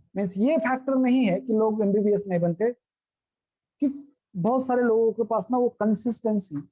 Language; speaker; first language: Hindi; non-native, local second language; Marathi